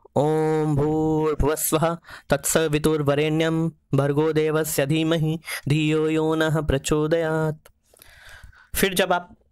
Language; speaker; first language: Hindi; native; Hindi